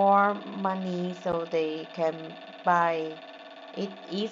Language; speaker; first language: English; non-native, learner; Vietnamese